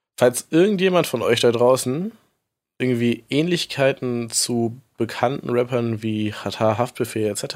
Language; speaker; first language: German; native; German